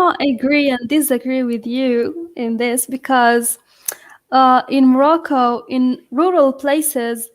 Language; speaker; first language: English; non-native, fluent; Arabic